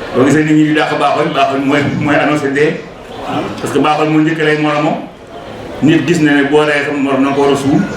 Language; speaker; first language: Wolof; non-native, local second language; Serer